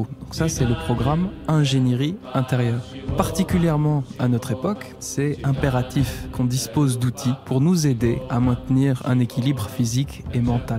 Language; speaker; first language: French; native; French